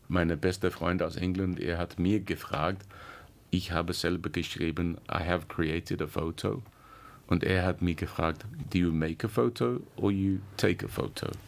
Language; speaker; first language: German; non-native, learner; English